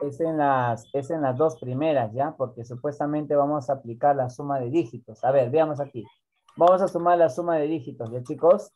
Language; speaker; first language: Spanish; native; Spanish